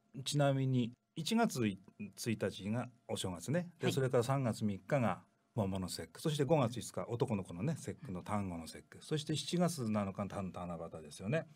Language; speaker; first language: Japanese; native; Japanese